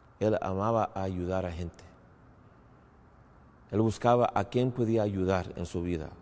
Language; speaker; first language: Spanish; non-native, fluent; English